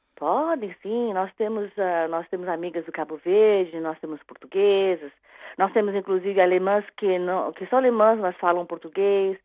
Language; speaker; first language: Portuguese; native; Portuguese